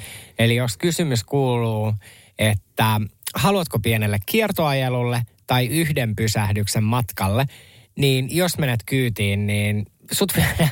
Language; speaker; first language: Finnish; native; Finnish